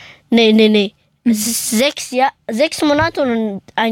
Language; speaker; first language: German; early bilingual, other home language; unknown